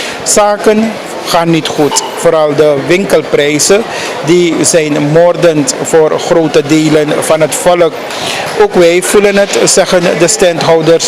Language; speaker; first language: Dutch; native; Dutch